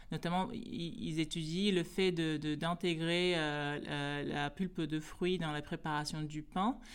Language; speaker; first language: French; non-native, fluent; Portuguese